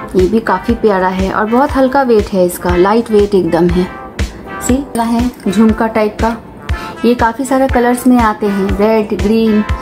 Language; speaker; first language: Hindi; non-native, local second language; Bangla